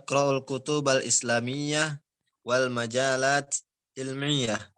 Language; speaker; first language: Arabic; non-native, learner; Indonesian